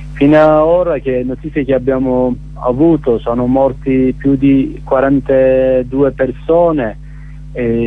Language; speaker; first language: Italian; non-native, learner; Kurdish